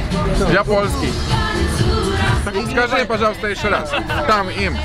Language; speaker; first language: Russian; non-native, learner; Polish